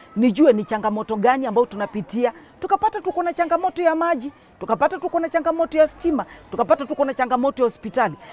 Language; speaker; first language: Swahili; non-native, local second language; Kamba